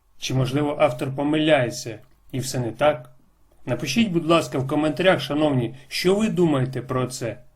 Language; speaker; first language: Ukrainian; non-native, local second language; Russian